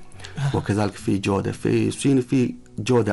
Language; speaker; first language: Arabic; non-native, learner; Chinese